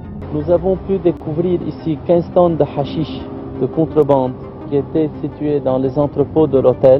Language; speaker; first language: French; non-native, local second language; Arabic